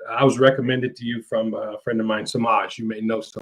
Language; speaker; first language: English; native; English